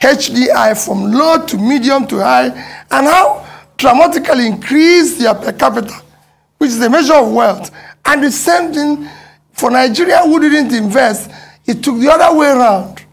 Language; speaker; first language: English; non-native, local second language; Igbo